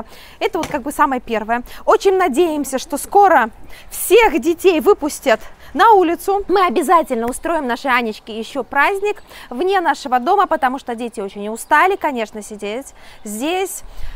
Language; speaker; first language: Russian; native; Russian